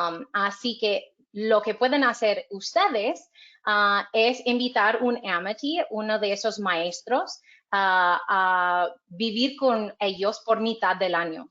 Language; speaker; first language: Spanish; non-native, fluent; English